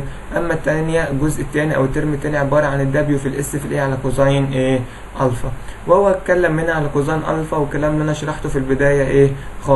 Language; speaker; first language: Arabic; native; Arabic